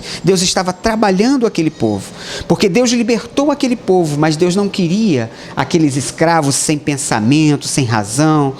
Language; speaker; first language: Portuguese; native; Portuguese